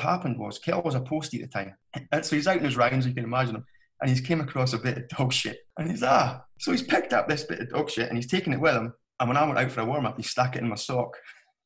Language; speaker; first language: English; native; English